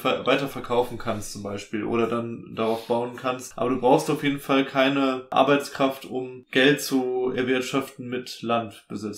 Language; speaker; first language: German; native; German